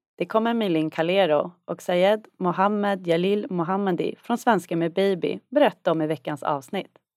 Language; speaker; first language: Swedish; native; Swedish